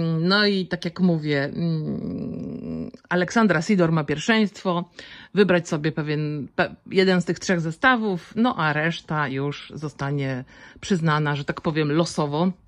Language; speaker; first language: Polish; native; Polish